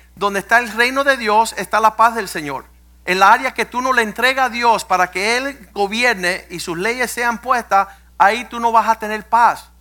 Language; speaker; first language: Spanish; early bilingual, heritage; Spanish